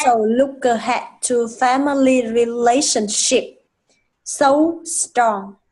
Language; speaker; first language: English; non-native, fluent; Vietnamese